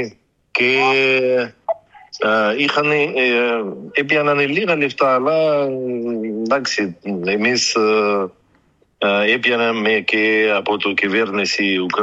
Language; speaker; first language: Greek; early bilingual, heritage; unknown